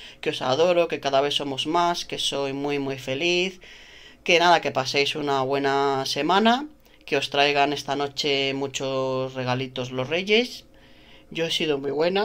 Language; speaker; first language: Spanish; native; Spanish